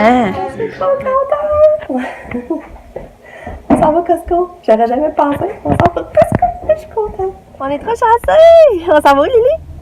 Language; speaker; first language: French; native; French